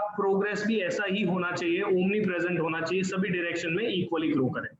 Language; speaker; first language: Hindi; non-native, local second language; Gujarati